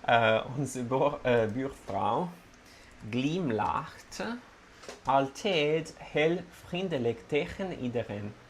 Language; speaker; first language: Dutch; non-native, learner; Italian